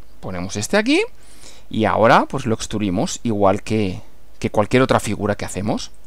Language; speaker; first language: Spanish; native; Spanish